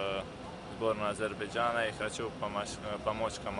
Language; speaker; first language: Russian; non-native, learner; Croatian